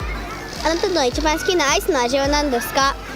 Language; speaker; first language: Japanese; non-native, learner; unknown